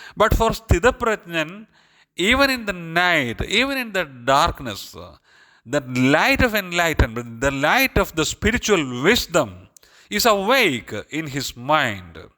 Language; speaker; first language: English; non-native, local second language; Malayalam